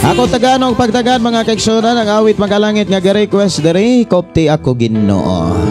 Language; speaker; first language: Cebuano; native; Cebuano